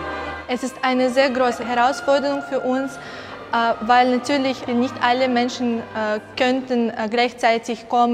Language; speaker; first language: German; non-native, fluent; Ukrainian